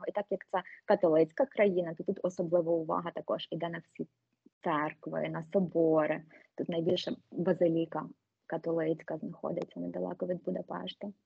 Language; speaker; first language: Ukrainian; native; Ukrainian